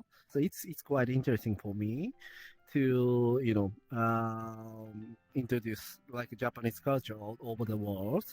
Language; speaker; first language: English; non-native, learner; Japanese